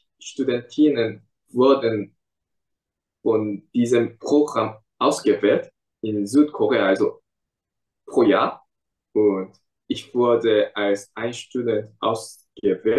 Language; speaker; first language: German; non-native, fluent; Korean